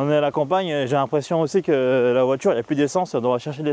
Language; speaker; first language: French; native; French